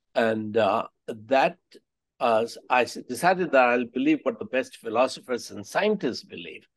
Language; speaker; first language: English; non-native, local second language; Hindi